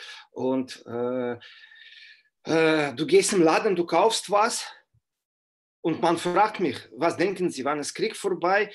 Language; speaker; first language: German; non-native, fluent; Russian